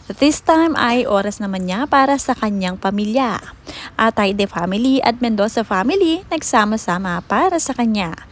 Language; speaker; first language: Filipino; native; Filipino